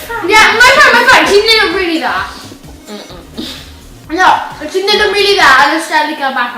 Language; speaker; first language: Welsh; native; Welsh